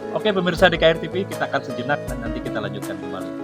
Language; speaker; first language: Indonesian; native; Indonesian